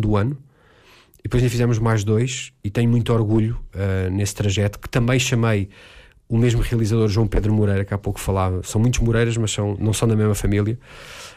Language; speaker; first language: Portuguese; native; Portuguese